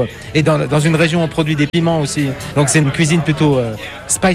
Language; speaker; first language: French; native; French